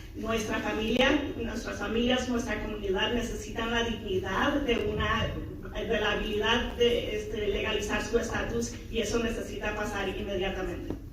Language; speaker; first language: Spanish; early bilingual, heritage; Spanish